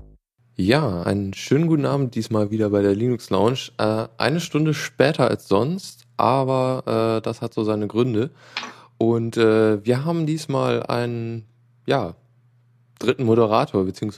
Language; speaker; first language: German; native; German